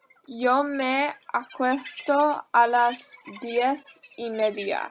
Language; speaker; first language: Spanish; non-native, learner; English